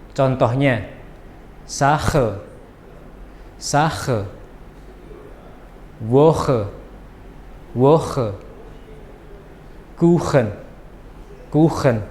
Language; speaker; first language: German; non-native, fluent; Indonesian